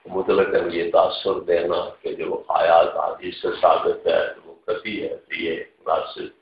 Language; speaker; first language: Urdu; non-native, local second language; Punjabi